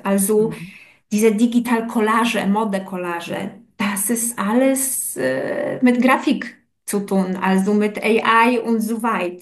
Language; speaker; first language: German; non-native, learner; Polish